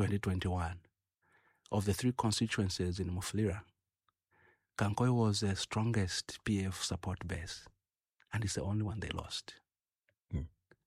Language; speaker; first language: English; non-native, local second language; Bemba